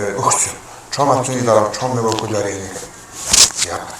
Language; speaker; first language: Mongolian; non-native, local second language; Kazakh